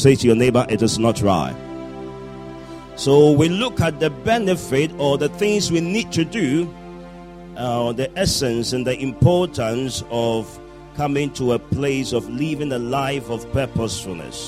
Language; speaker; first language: English; non-native, local second language; Akan